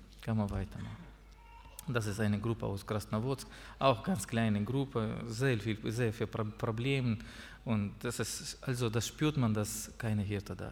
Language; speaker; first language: German; non-native, learner; Russian